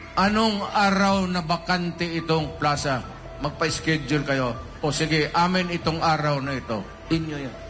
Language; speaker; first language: Filipino; non-native, local second language; Cebuano